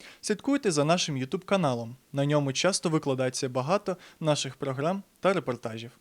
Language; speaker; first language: Ukrainian; native; Ukrainian